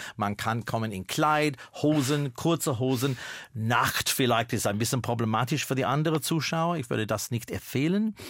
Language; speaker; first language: German; non-native, fluent; English